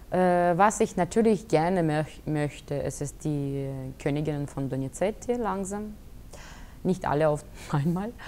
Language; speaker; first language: German; non-native, fluent; Russian